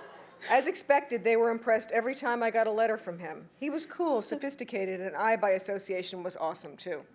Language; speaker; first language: English; native; English